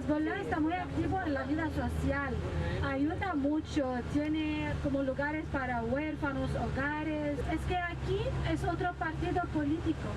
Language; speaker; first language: Spanish; non-native, fluent; Arabic